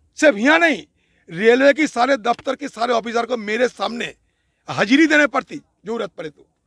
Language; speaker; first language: Hindi; non-native, local second language; Bangla